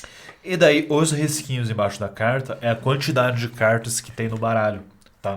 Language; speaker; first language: Portuguese; native; Portuguese